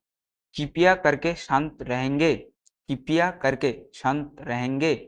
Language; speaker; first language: Hindi; non-native, local second language; Bangla